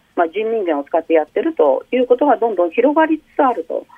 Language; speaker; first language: Japanese; early bilingual, other home language; Chinese